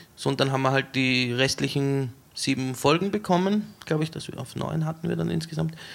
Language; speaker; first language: German; native; German